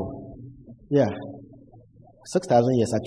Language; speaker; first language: English; non-native, local second language; Akan